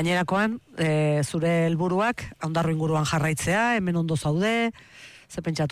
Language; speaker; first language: Basque; native; Basque